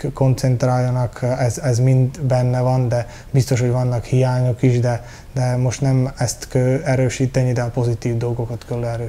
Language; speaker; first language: Hungarian; early bilingual, heritage; Hungarian